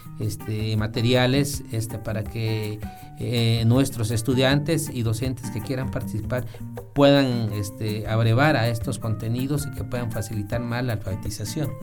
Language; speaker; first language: Spanish; native; Spanish